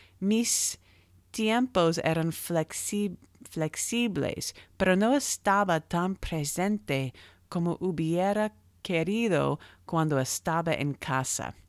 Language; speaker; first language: Spanish; non-native, learner; English